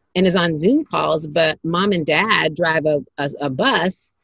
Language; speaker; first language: English; native; English